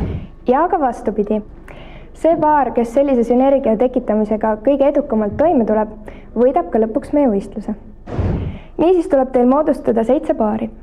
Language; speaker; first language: Estonian; native; Estonian